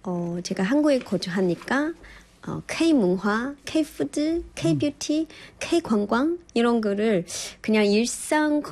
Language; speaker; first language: Korean; non-native, fluent; Chinese